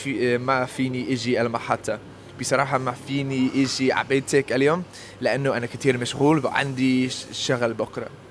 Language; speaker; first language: Arabic; non-native, learner; English